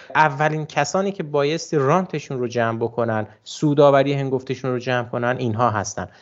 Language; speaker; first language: Persian; native; Persian